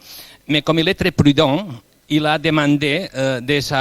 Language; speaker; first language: French; non-native, fluent; Spanish